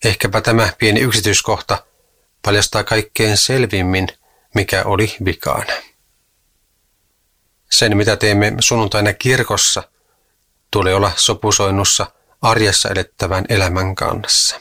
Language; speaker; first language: Finnish; native; Finnish